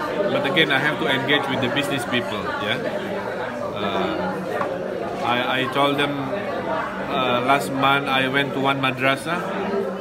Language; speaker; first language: English; non-native, fluent; Sundanese